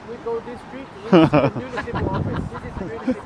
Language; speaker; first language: English; non-native, learner; Chinese